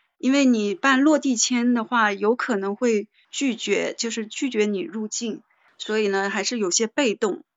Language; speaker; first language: Chinese; native; Chinese